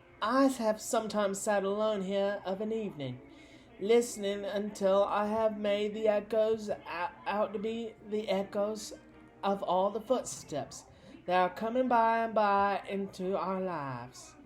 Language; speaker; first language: English; native; English